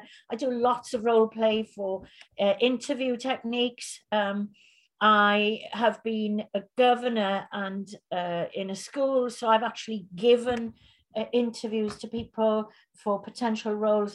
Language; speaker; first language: English; native; English